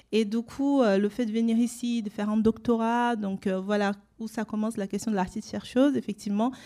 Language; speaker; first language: French; non-native, fluent; Portuguese